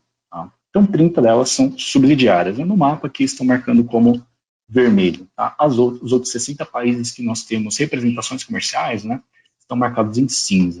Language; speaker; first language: Portuguese; native; Portuguese